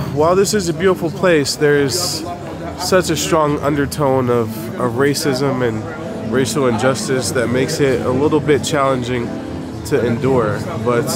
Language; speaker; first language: English; native; English